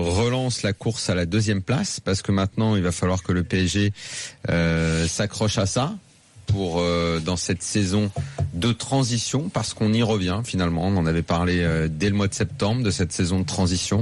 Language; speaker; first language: French; native; French